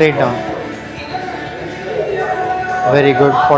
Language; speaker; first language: English; non-native, local second language; Hindi